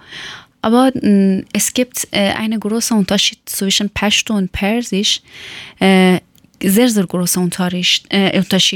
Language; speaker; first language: German; non-native, learner; Persian